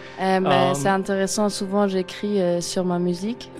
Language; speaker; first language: French; non-native, learner; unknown